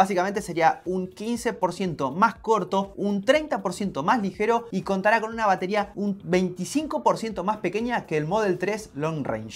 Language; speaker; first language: Spanish; native; Spanish